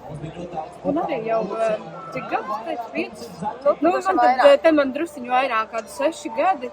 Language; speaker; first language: Latvian; non-native, learner; Ukrainian